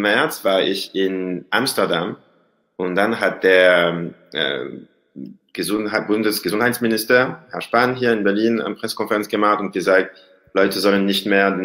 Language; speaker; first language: German; non-native, learner; French